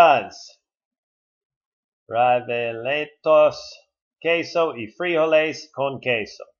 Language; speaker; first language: Spanish; non-native, learner; English